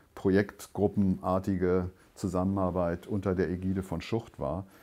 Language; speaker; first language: German; native; German